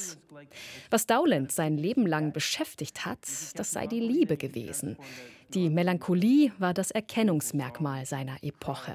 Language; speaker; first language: German; native; German